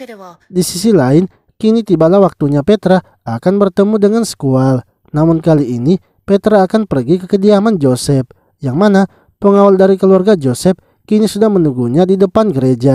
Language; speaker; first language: Indonesian; native; Indonesian